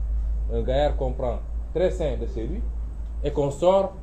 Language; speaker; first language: French; non-native, local second language; Wolof